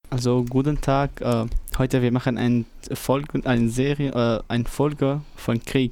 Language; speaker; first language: German; non-native, learner; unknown